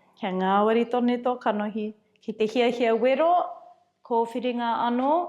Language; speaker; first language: Māori; non-native, fluent; English